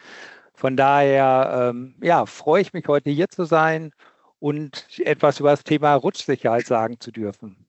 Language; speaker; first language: German; native; German